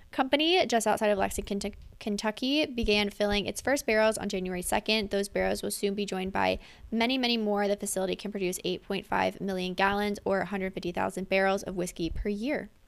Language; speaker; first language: English; native; English